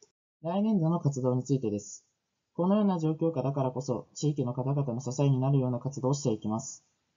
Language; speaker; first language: Japanese; native; Japanese